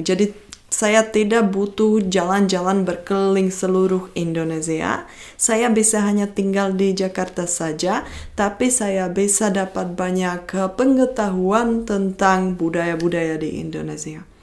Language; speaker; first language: Indonesian; non-native, fluent; Czech